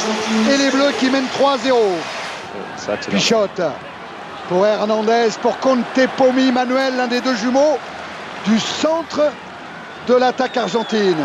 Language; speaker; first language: French; native; French